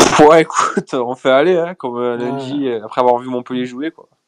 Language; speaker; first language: French; native; French